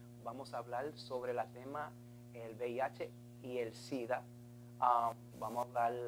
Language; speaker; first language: Spanish; early bilingual, heritage; Spanish